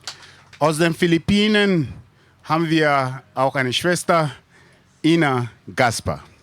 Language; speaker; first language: German; non-native, learner; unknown